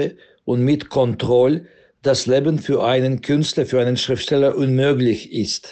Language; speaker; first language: German; non-native, fluent; Russian